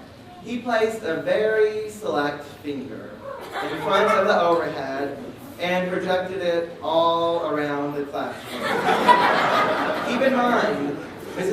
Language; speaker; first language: English; native; English